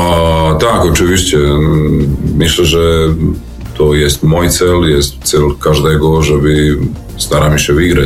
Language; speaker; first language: Polish; non-native, learner; Serbian